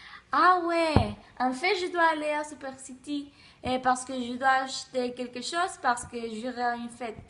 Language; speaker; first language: French; non-native, learner; Spanish